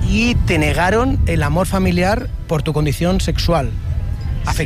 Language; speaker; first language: Spanish; native; Spanish